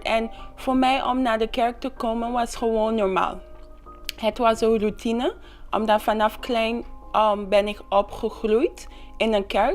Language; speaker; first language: Dutch; non-native, local second language; Papiamento